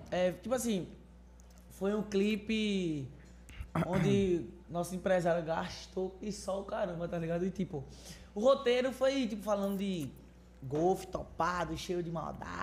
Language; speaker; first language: Portuguese; native; Portuguese